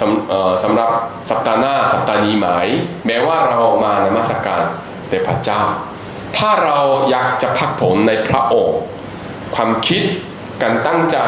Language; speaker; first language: Thai; non-native, fluent; Korean